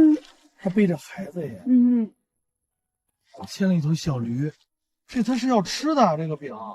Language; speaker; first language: Chinese; native; Chinese